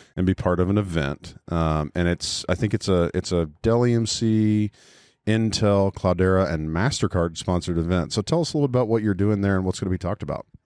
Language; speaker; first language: English; native; English